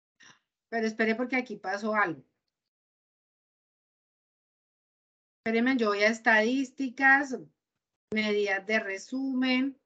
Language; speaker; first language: Spanish; native; Spanish